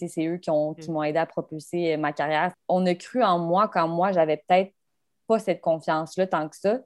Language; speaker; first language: French; native; French